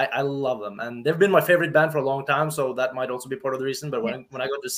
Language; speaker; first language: English; non-native, fluent; Norwegian